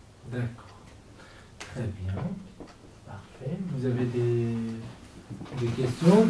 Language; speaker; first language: French; non-native, fluent; Kurdish